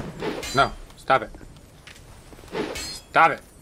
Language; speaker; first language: English; native; English